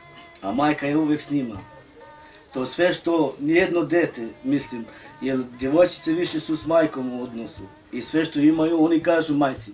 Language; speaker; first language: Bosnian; non-native, local second language; Romany